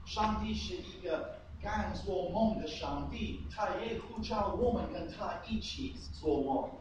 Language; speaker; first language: Chinese; non-native, fluent; English